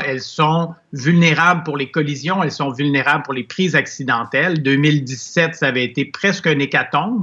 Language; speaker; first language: French; native; French